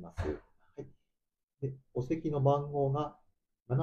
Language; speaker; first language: Japanese; native; Japanese